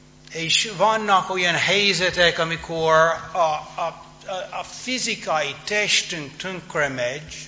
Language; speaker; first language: Hungarian; non-native, fluent; English